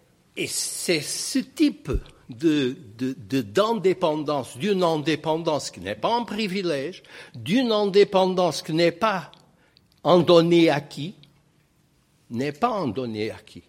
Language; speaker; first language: French; non-native, fluent; Portuguese